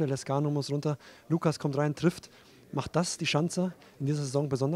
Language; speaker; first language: German; native; German